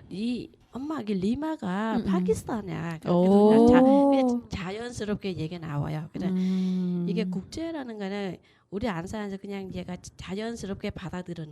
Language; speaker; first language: Korean; non-native, learner; Vietnamese